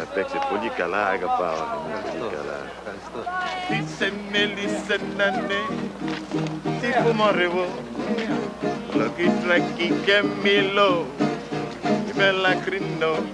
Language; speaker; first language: Greek; non-native, learner; English